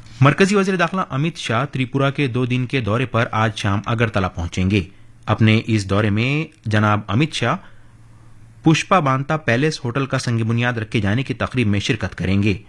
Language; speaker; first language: Urdu; native; Urdu